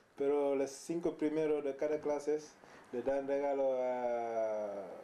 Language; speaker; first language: Spanish; non-native, learner; Wolof